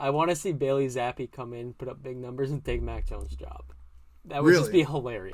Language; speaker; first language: English; native; English